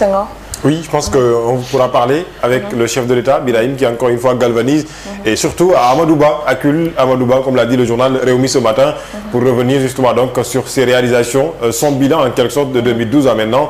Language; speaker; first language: French; non-native, local second language; Wolof